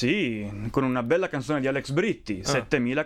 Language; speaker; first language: Italian; native; Italian